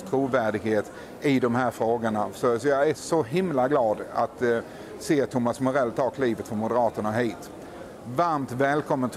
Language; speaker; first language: Swedish; native; Swedish